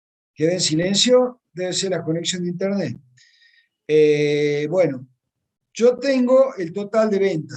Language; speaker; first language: Spanish; native; Spanish